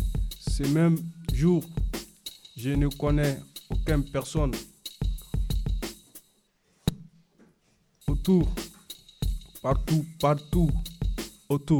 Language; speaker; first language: French; non-native, learner; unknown